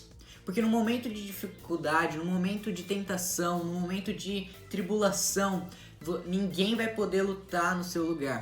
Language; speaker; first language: Portuguese; native; Portuguese